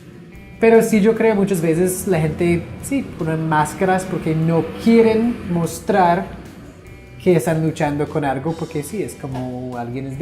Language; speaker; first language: Spanish; non-native, fluent; English